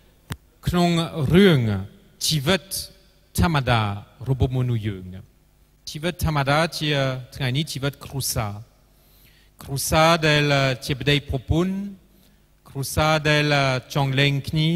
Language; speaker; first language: Khmer; non-native, fluent; French